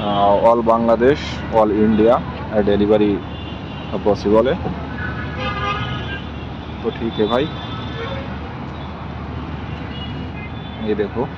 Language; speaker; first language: Hindi; non-native, learner; Bangla